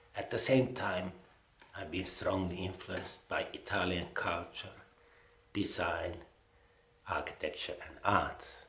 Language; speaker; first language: English; non-native, fluent; Finnish